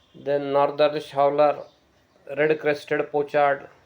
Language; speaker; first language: English; non-native, local second language; Marathi